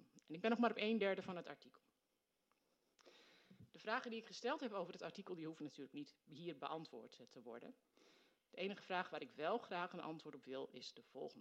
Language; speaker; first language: Dutch; native; Dutch